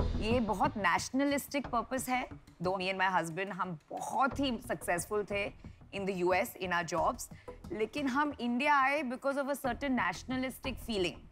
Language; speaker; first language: Hindi; native; Hindi